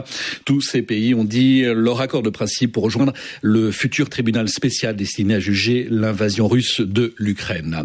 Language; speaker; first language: French; native; French